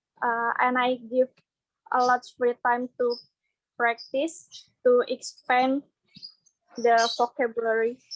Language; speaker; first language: English; non-native, learner; Indonesian